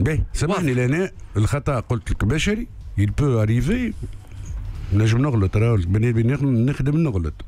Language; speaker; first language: Arabic; native; Arabic